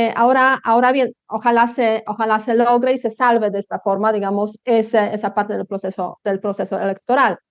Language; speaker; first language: Spanish; non-native, fluent; Polish